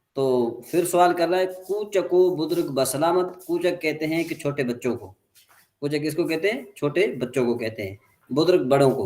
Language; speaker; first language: Urdu; non-native, local second language; Sindhi